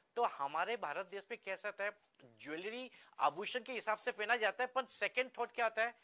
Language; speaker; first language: Hindi; non-native, local second language; Gujarati